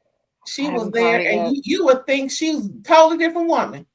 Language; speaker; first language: English; native; English